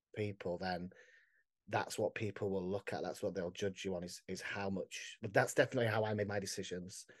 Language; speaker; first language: English; native; English